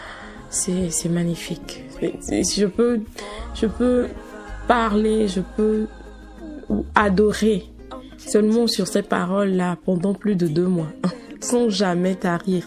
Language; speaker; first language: French; non-native, local second language; Ewe